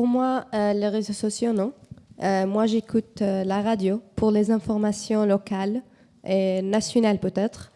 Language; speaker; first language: French; non-native, learner; Arabic